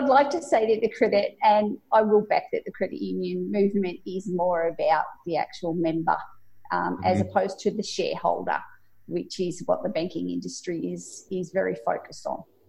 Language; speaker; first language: English; native; English